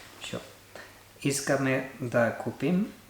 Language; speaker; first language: Bulgarian; non-native, learner; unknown